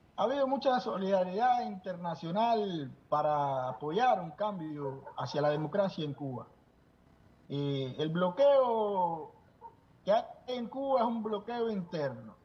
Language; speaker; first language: Spanish; native; Spanish